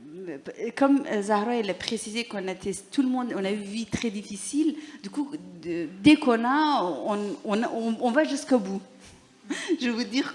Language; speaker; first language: French; non-native, learner; Persian